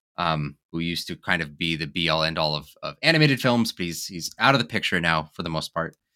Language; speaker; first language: English; native; English